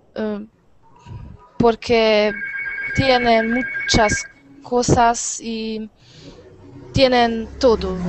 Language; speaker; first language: Spanish; non-native, learner; Hungarian